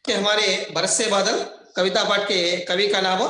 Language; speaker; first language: Hindi; non-native, local second language; Telugu